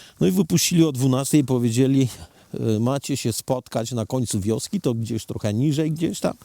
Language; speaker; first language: Polish; early bilingual, heritage; Polish